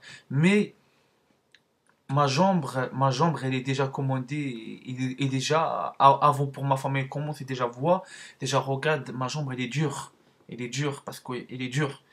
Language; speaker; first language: French; non-native, learner; Arabic